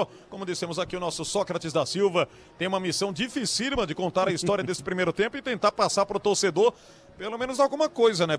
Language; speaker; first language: Portuguese; native; Portuguese